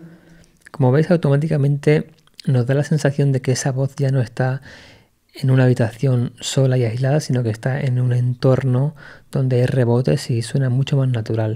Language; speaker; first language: Spanish; native; Spanish